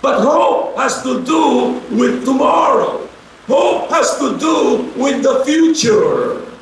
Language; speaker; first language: English; non-native, local second language; Filipino